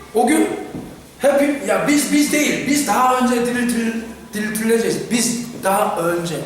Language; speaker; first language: Turkish; non-native, fluent; Korean